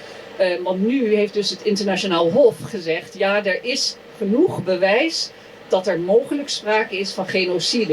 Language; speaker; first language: Dutch; native; Dutch